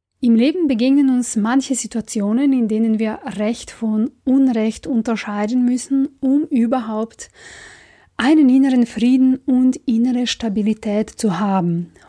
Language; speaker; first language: German; non-native, fluent; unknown